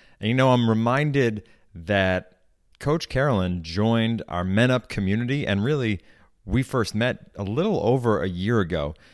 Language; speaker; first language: English; native; English